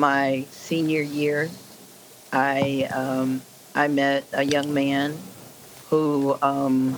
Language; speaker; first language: English; native; English